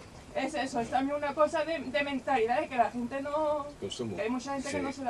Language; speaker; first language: Spanish; native; Spanish